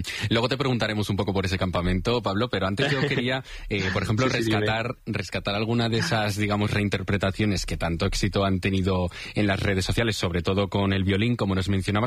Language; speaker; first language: Spanish; native; Spanish